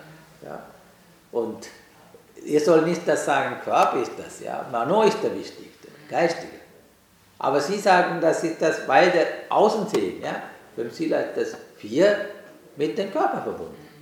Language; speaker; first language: German; non-native, learner; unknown